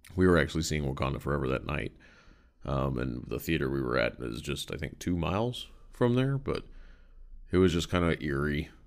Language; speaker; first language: English; native; English